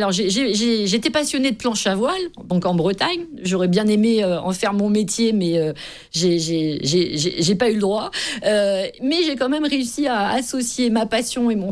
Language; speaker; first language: French; native; French